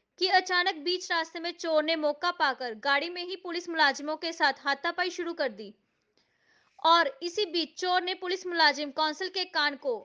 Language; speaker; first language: Hindi; non-native, local second language; Punjabi